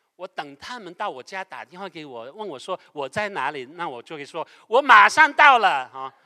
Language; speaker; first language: Chinese; non-native, fluent; French